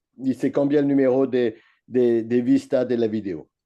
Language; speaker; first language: Spanish; non-native, learner; French